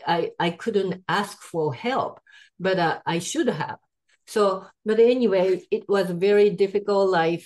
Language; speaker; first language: English; non-native, fluent; Japanese